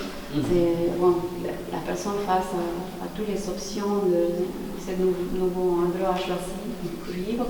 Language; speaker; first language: French; non-native, fluent; Spanish